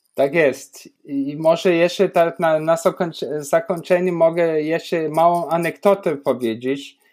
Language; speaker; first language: Polish; non-native, fluent; German